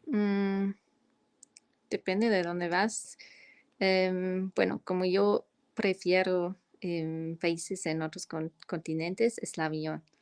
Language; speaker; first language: Spanish; non-native, fluent; German